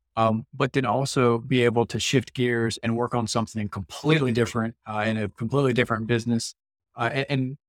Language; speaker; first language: English; native; English